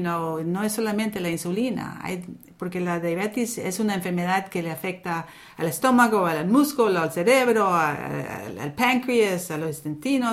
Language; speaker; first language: Spanish; early bilingual, other home language; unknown